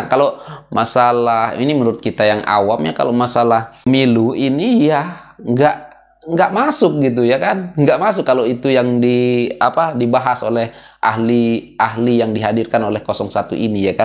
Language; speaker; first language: Indonesian; native; Indonesian